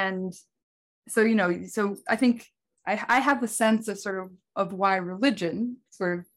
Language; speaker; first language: English; native; English